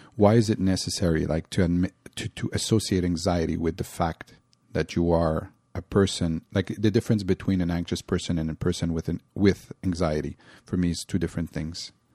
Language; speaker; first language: English; non-native, local second language; French